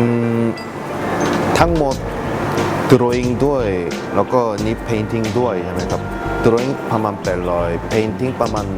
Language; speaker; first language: Thai; non-native, learner; Korean